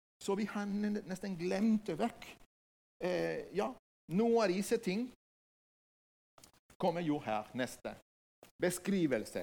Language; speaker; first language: Norwegian; non-native, fluent; Spanish